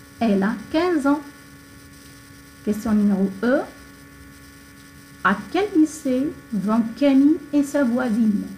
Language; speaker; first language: French; non-native, fluent; Arabic